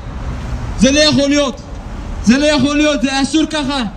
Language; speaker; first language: Hebrew; non-native, learner; Tigrinya